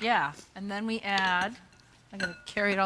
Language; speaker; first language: English; native; English